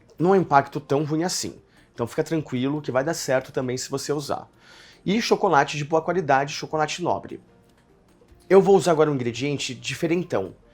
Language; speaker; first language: Portuguese; native; Portuguese